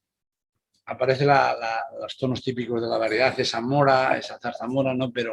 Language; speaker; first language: Spanish; native; Spanish